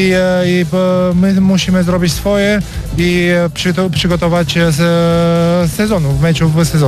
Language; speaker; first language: Polish; non-native, learner; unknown